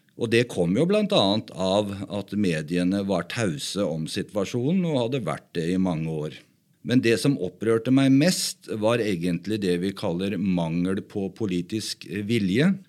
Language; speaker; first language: Norwegian; native; Norwegian